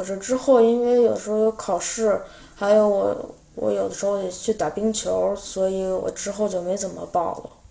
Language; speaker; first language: Chinese; early bilingual, other home language; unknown